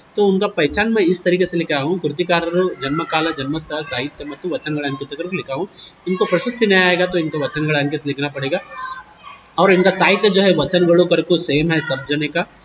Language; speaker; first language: Hindi; non-native, local second language; Kannada